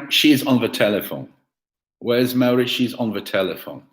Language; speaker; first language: English; non-native, fluent; Polish